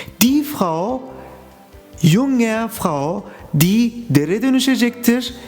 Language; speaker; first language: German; non-native, fluent; Turkish